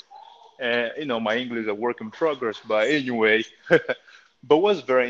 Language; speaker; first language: English; non-native, fluent; Portuguese